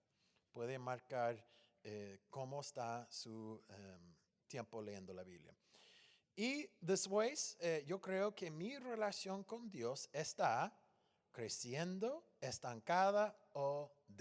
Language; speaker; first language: Spanish; non-native, fluent; English